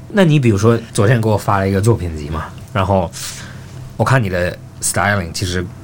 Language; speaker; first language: Chinese; early bilingual, heritage; Chinese